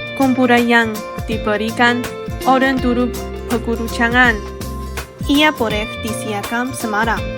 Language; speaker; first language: Malay; non-native, learner; Chinese